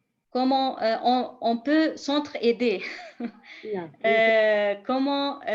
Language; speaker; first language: French; non-native, fluent; Kurdish